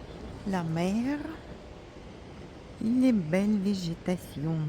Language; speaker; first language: French; non-native, fluent; Russian